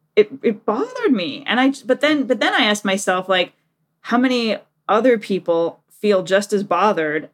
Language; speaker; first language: English; native; English